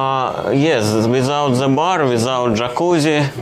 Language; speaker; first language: English; non-native, learner; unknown